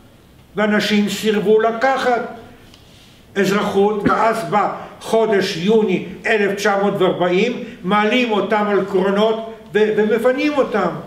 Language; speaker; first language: Hebrew; non-native, fluent; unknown